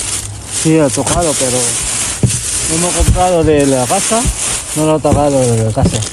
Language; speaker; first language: Spanish; non-native, learner; Filipino